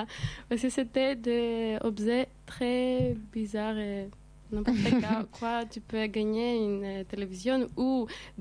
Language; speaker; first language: French; non-native, learner; Greek